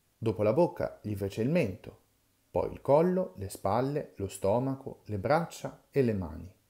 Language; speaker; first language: Italian; native; Italian